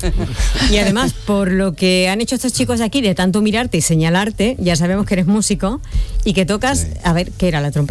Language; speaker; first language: Spanish; native; Spanish